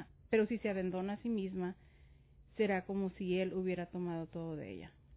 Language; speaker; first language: Spanish; native; Spanish